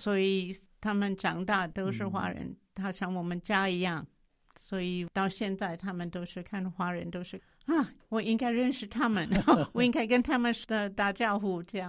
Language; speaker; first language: Chinese; non-native, fluent; English